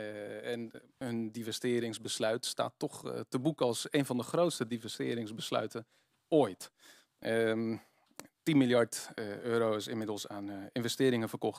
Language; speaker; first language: Dutch; native; Dutch